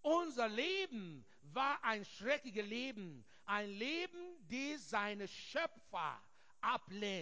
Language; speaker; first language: German; non-native, learner; English